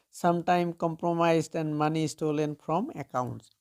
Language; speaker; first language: English; non-native, local second language; Assamese